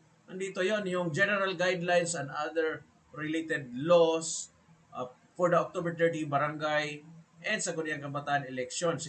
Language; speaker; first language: English; non-native, local second language; Filipino